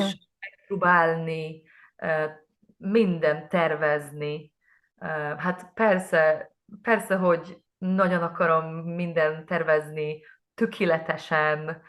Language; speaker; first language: Hungarian; non-native, learner; Polish